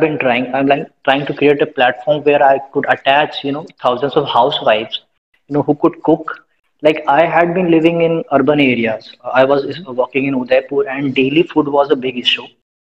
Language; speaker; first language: English; non-native, local second language; Hindi